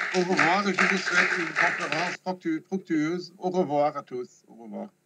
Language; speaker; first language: French; non-native, fluent; German